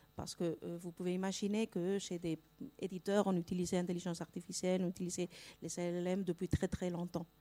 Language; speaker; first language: French; non-native, fluent; Spanish